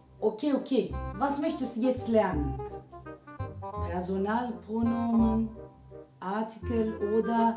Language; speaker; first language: German; non-native, fluent; Turkish